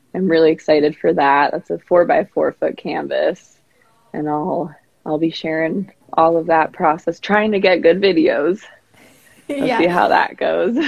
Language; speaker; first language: English; native; English